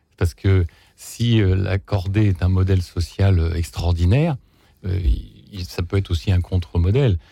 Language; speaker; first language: French; native; French